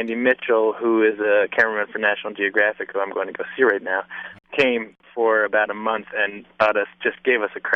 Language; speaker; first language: English; native; English